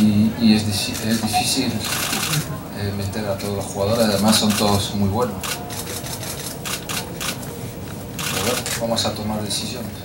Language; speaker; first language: Spanish; non-native, fluent; French